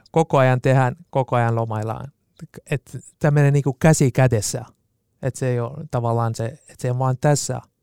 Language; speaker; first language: Finnish; non-native, fluent; Kurdish